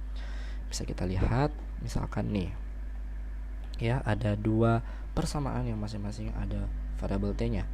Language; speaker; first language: Indonesian; native; Indonesian